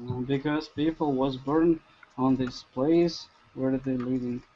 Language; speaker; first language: English; non-native, learner; Russian